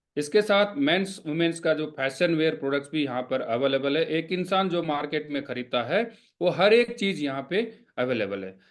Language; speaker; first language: Hindi; non-native, local second language; Kannada